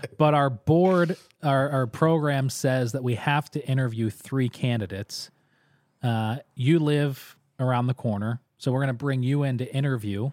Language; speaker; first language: English; native; English